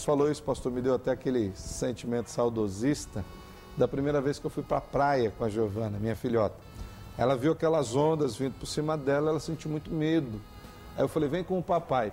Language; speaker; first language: Portuguese; native; Portuguese